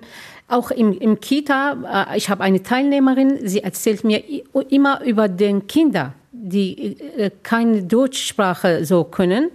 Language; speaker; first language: German; non-native, learner; Arabic